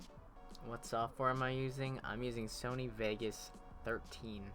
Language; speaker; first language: English; native; English